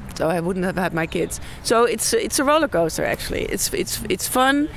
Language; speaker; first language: English; non-native, fluent; Dutch